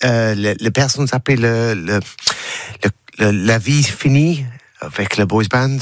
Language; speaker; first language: French; non-native, learner; English